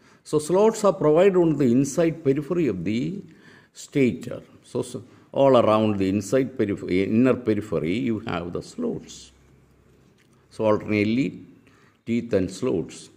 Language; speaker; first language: English; non-native, local second language; Malayalam